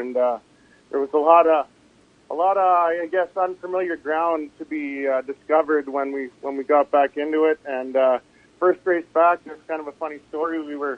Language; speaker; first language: English; native; English